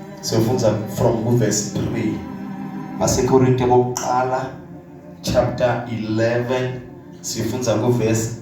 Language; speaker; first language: Zulu; non-native, local second language; Swati